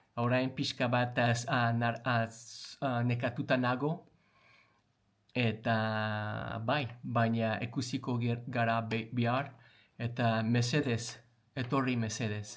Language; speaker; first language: Basque; non-native, learner; English